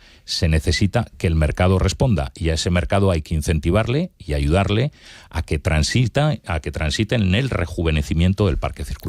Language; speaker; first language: Spanish; native; Spanish